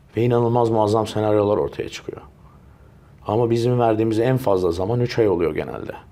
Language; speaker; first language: Turkish; early bilingual, heritage; Turkish